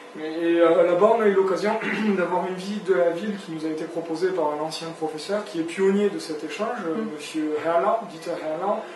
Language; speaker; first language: French; native; French